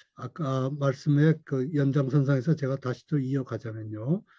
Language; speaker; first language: Korean; native; Korean